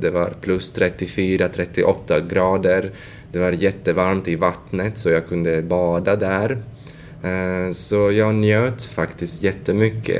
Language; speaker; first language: Swedish; non-native, fluent; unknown